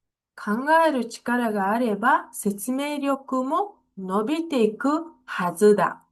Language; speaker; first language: Japanese; non-native, fluent; Mongolian